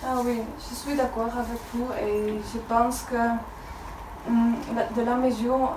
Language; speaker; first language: French; non-native, learner; Dutch